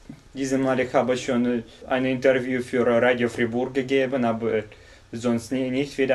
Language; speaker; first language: German; non-native, fluent; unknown